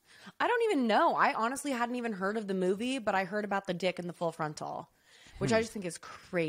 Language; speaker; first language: English; native; English